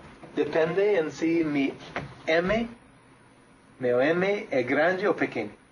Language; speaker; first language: Spanish; non-native, fluent; English